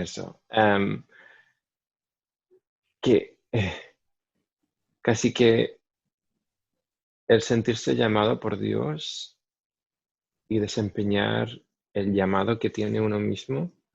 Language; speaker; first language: Spanish; non-native, fluent; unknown